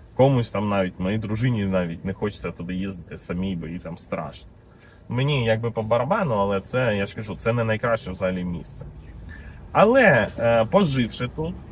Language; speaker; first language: Ukrainian; native; Ukrainian